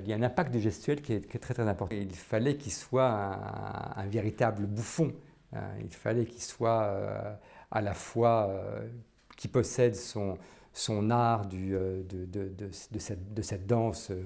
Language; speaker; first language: French; native; French